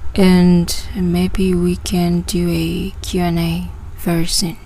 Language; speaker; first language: English; non-native, local second language; Malay